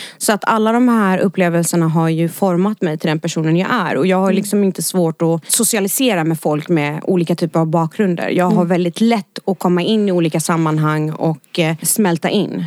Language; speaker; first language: Swedish; early bilingual, other home language; Arabic